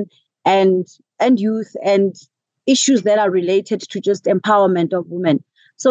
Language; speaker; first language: English; non-native, local second language; Xhosa